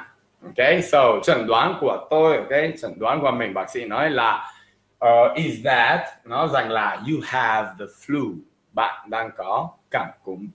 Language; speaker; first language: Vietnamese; non-native, fluent; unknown